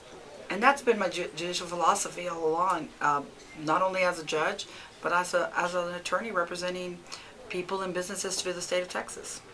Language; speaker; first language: English; early bilingual, other home language; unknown